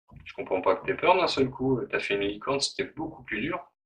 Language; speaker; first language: French; native; French